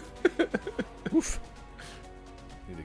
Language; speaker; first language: English; native; English